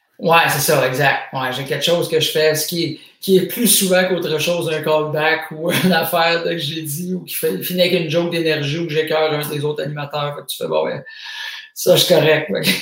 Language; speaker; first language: French; native; French